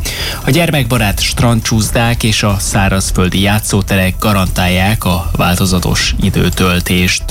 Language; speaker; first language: Hungarian; native; Hungarian